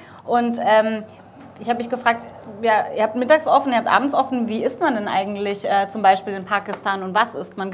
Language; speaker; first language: German; native; German